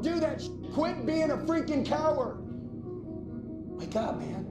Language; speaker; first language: English; native; English